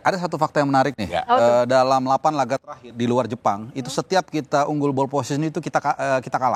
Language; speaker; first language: Indonesian; native; Indonesian